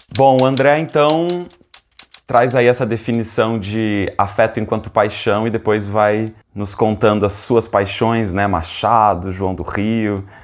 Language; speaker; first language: Portuguese; native; Portuguese